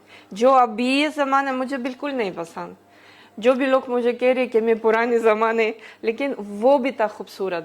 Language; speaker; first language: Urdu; early bilingual, heritage; Greek